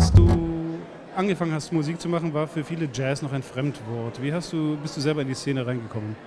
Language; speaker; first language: German; native; German